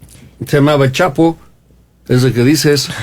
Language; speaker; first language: Spanish; native; Spanish